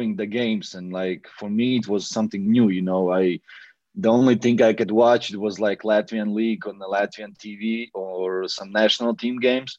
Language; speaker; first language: English; non-native, fluent; Latvian